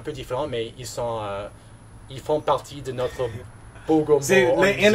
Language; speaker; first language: French; non-native, local second language; English